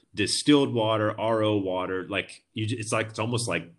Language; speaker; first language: English; native; English